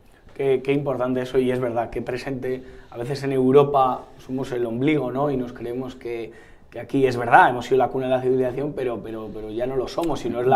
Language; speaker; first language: Spanish; native; Spanish